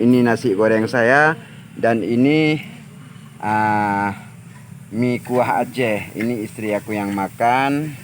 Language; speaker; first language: Indonesian; non-native, local second language; Achinese